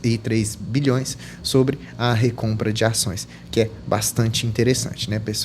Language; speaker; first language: Portuguese; native; Portuguese